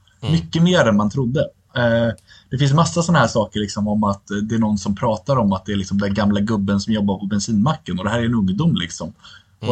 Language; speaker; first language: Swedish; native; Swedish